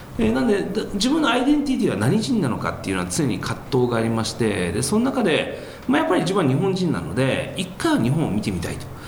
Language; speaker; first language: Japanese; early bilingual, heritage; Japanese